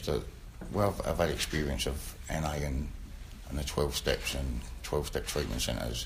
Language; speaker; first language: English; native; English